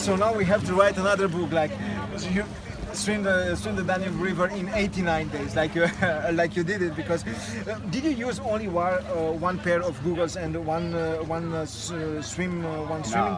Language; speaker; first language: English; non-native, fluent; Romanian